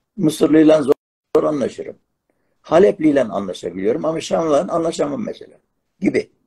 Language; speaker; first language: Turkish; non-native, local second language; Arabic